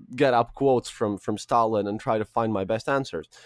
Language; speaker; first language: English; non-native, fluent; Russian